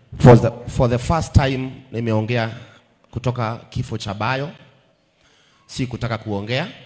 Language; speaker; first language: Swahili; native; Swahili